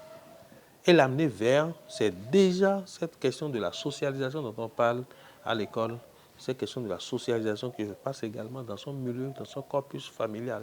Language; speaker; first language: French; non-native, local second language; Fon